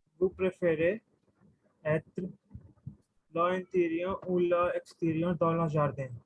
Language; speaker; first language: French; non-native, learner; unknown